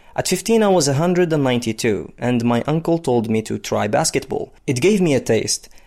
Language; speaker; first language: English; non-native, fluent; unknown